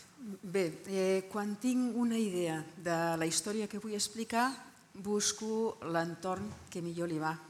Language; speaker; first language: Catalan; non-native, local second language; Spanish